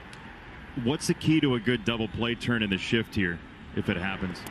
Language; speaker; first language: English; native; English